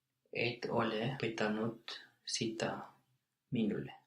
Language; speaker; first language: Finnish; non-native, learner; English